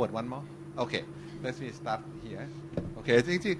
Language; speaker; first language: English; non-native, fluent; Thai